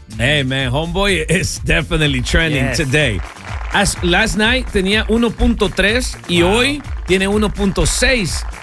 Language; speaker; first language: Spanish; early bilingual, heritage; Spanish